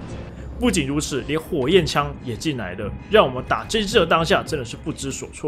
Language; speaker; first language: Chinese; native; Chinese